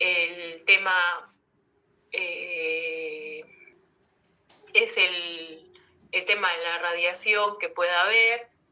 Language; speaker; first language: Spanish; native; Spanish